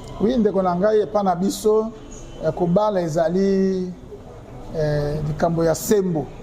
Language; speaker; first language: Lingala; non-native, local second language; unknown